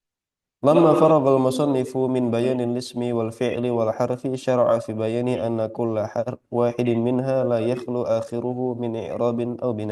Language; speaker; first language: Arabic; non-native, fluent; Indonesian